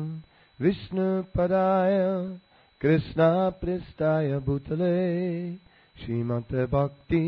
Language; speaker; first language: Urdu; non-native, learner; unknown